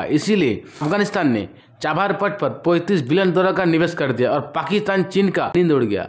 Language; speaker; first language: Hindi; non-native, local second language; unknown